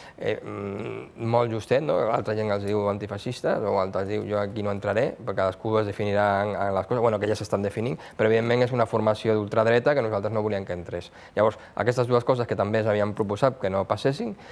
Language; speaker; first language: Catalan; non-native, local second language; Spanish